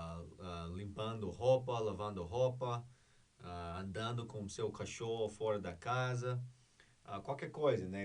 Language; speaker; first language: Portuguese; non-native, learner; English